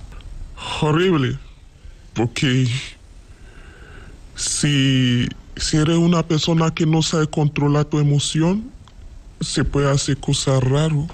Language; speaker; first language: Spanish; non-native, learner; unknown